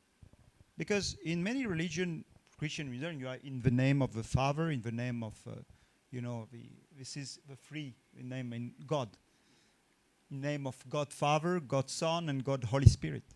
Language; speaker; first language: English; non-native, fluent; French